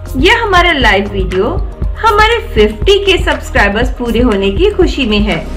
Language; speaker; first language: Hindi; native; Hindi